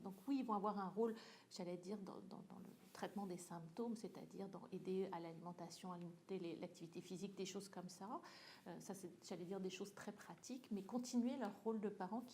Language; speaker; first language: French; native; French